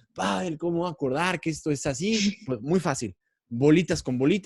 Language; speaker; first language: Spanish; native; Spanish